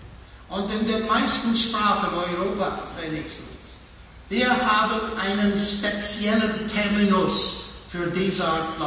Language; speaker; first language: German; non-native, fluent; English